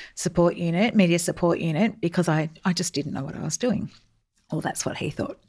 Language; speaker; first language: English; native; English